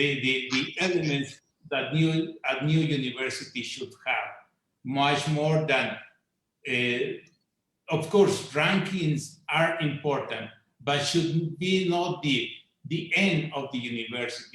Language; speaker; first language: English; non-native, fluent; Spanish